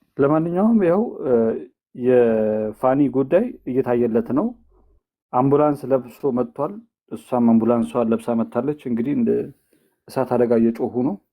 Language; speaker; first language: Amharic; native; Amharic